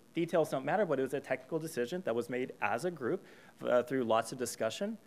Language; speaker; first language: English; native; English